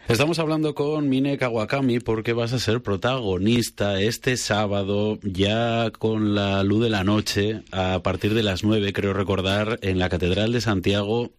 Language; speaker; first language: Spanish; native; Spanish